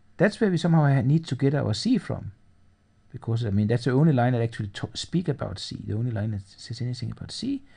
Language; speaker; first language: English; non-native, fluent; Danish